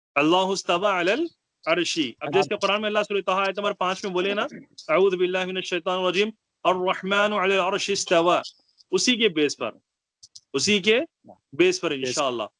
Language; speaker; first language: Urdu; native; Urdu